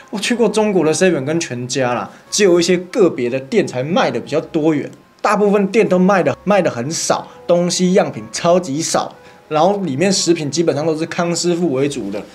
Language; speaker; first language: Chinese; native; Chinese